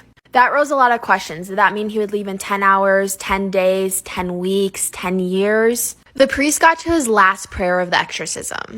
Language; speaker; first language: English; native; English